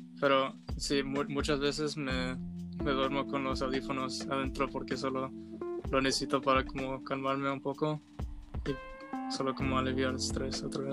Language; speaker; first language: Spanish; early bilingual, heritage; Spanish